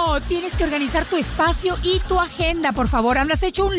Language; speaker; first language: Spanish; native; Spanish